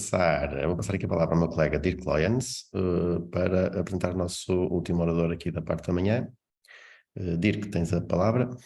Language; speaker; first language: Portuguese; native; Portuguese